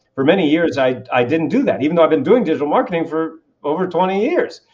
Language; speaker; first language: English; native; English